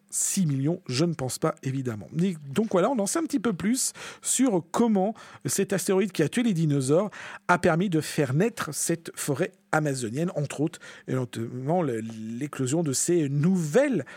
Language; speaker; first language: French; native; French